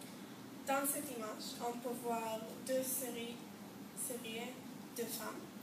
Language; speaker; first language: French; non-native, learner; English